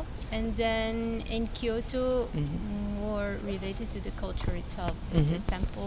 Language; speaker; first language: English; non-native, fluent; Portuguese